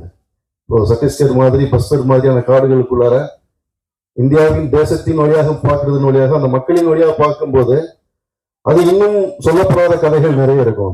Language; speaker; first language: Tamil; native; Tamil